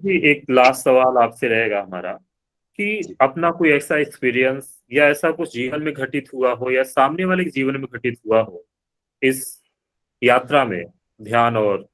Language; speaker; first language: Hindi; native; Hindi